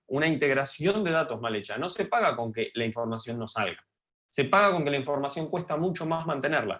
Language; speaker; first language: Spanish; native; Spanish